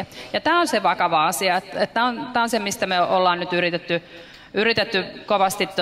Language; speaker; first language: Finnish; native; Finnish